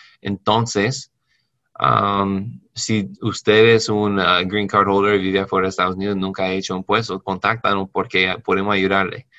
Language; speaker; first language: Spanish; non-native, learner; English